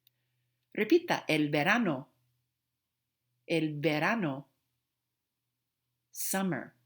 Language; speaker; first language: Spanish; non-native, fluent; English